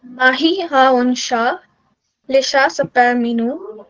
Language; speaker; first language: French; non-native, learner; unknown